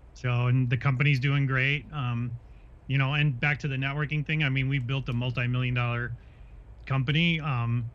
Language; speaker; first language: English; native; English